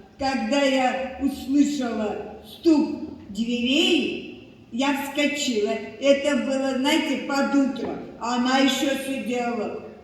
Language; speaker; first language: Russian; non-native, local second language; Abkhazian